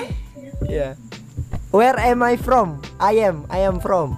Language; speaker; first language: English; non-native, learner; Indonesian